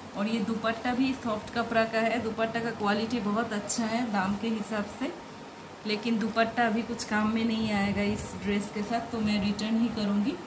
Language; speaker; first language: Hindi; non-native, local second language; Bangla